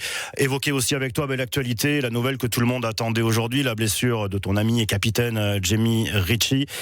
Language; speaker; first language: French; native; French